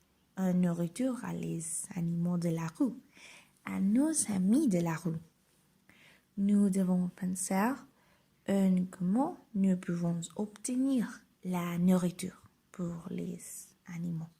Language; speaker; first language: French; non-native, learner; Spanish